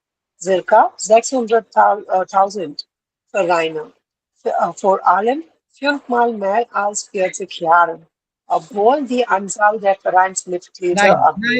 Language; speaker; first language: German; non-native, learner; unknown